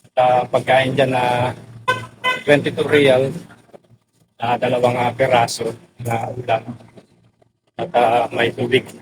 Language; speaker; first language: Filipino; non-native, local second language; Pampanga